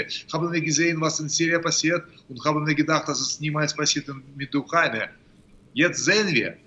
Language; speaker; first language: German; non-native, fluent; Russian